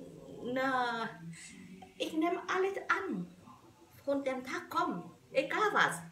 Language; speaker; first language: German; non-native, learner; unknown